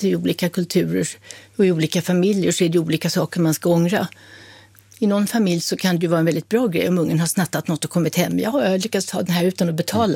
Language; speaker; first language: Swedish; native; Swedish